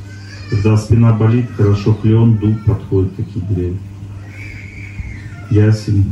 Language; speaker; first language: Russian; native; Russian